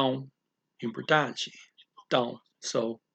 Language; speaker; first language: Portuguese; non-native, learner; English